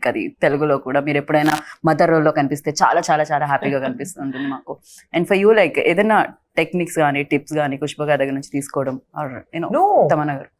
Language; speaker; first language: Telugu; native; Telugu